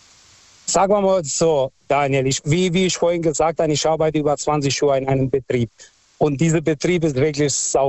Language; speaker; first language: German; non-native, fluent; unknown